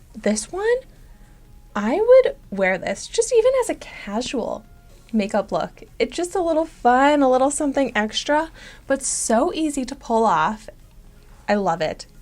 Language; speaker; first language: English; native; English